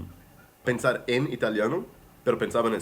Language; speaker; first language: Spanish; non-native, fluent; Portuguese